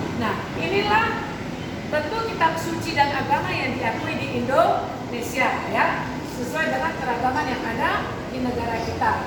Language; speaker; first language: Indonesian; non-native, local second language; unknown